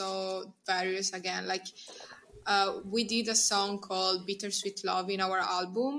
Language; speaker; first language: English; non-native, fluent; Italian